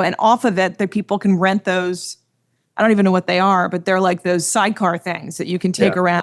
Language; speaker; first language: English; native; English